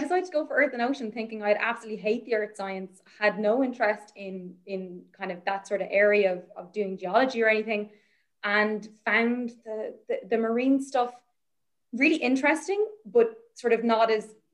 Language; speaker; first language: English; native; English